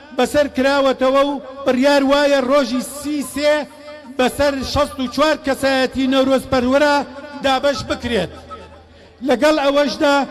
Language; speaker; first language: Central Kurdish; native; Central Kurdish